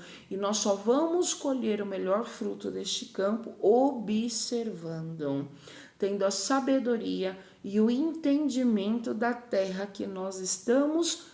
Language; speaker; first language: Portuguese; native; Portuguese